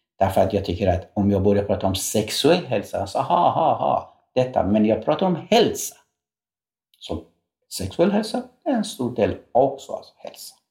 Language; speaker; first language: Swedish; non-native, fluent; Persian